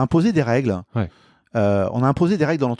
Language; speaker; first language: French; native; French